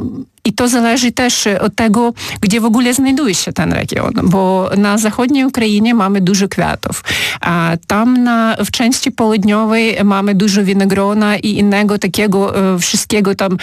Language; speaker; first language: Polish; non-native, fluent; Ukrainian